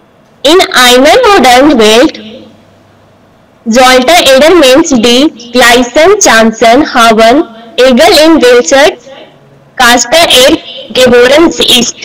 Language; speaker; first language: German; non-native, learner; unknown